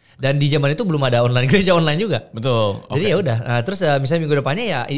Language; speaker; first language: Indonesian; native; Indonesian